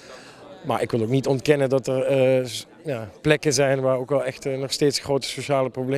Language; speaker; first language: Dutch; native; Dutch